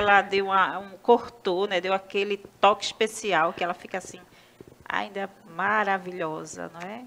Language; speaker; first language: Portuguese; native; Portuguese